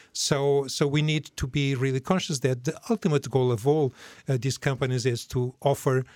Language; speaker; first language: English; non-native, fluent; Portuguese